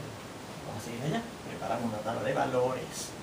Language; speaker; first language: Spanish; native; Spanish